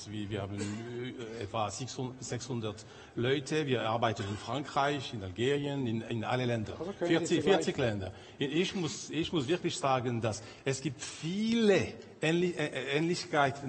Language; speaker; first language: German; non-native, local second language; French